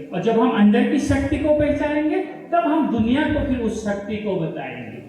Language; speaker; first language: Hindi; native; Hindi